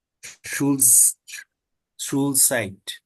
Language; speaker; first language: German; non-native, learner; Bangla